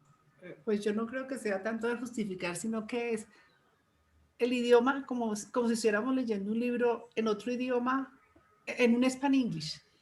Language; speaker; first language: Spanish; native; Spanish